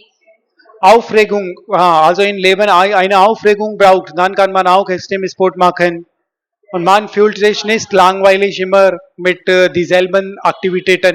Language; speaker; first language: German; non-native, learner; Hindi